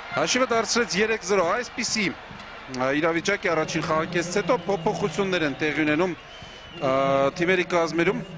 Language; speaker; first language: Armenian; native; Armenian